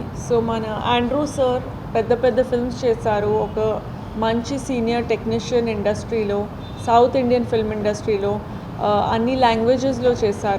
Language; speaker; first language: Telugu; non-native, learner; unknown